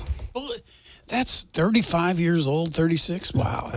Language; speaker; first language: English; native; English